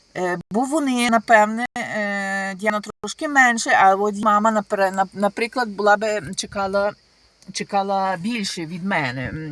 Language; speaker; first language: Ukrainian; native; Ukrainian